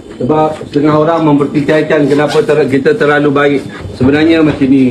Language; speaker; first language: Malay; native; Malay